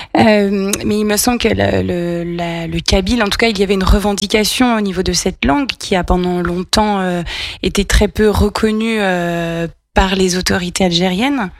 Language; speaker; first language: French; native; French